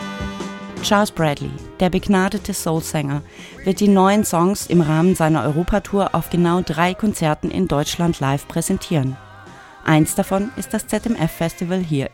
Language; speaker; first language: German; native; German